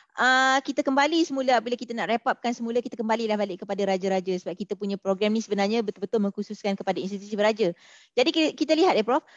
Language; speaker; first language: Malay; native; Malay